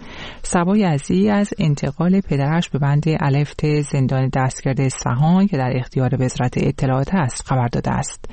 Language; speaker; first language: Persian; native; Persian